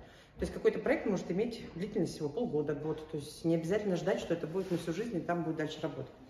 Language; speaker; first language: Russian; native; Russian